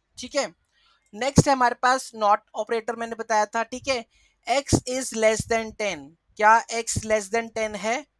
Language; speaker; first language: Hindi; native; Hindi